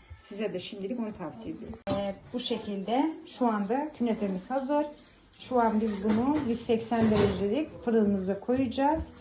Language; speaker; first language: Turkish; early bilingual, heritage; Turkish